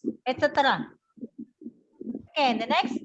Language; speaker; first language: English; non-native, learner; Indonesian